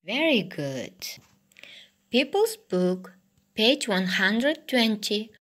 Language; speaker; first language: English; non-native, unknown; Kazakh